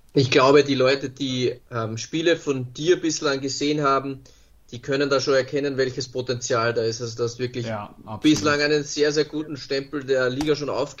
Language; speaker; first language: German; native; German